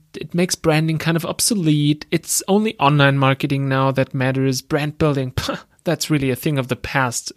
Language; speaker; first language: English; non-native, fluent; German